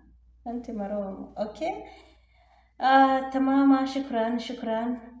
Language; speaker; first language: Arabic; non-native, learner; Rundi